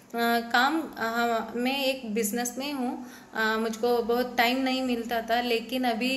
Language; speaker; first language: Hindi; non-native, local second language; Tamil